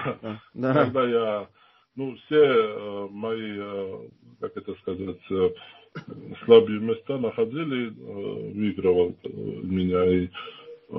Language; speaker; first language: Russian; non-native, fluent; Georgian